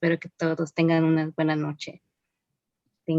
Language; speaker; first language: Spanish; early bilingual, heritage; Spanish